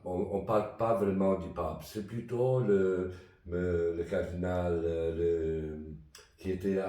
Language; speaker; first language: French; non-native, fluent; Italian